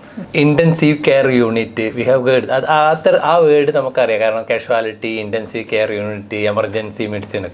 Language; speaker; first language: Malayalam; native; Malayalam